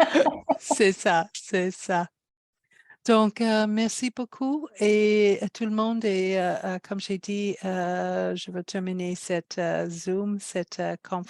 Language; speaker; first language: French; non-native, fluent; English